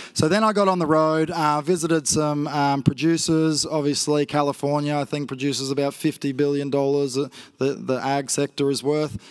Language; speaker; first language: English; native; English